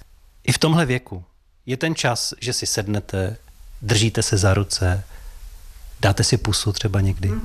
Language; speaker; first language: Czech; native; Czech